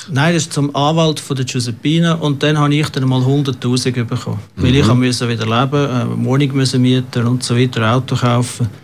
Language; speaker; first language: German; native; German